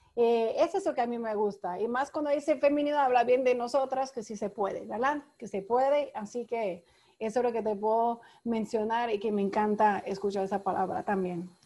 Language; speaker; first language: Spanish; non-native, fluent; French